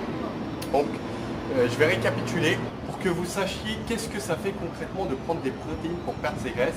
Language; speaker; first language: French; native; French